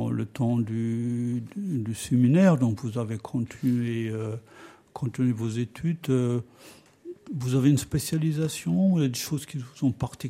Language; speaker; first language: French; non-native, fluent; German